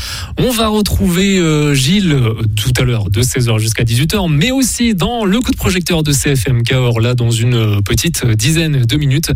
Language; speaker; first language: French; native; French